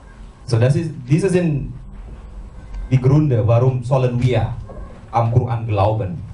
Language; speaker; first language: German; non-native, learner; Indonesian